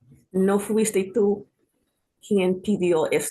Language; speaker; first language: Spanish; non-native, learner; English